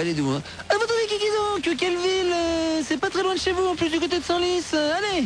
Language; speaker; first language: French; native; French